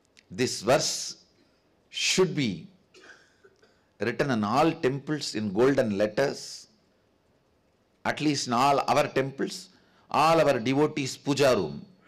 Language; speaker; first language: English; non-native, local second language; Tamil